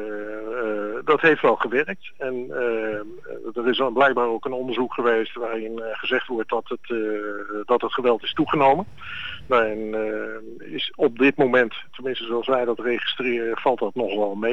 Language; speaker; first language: Dutch; native; Dutch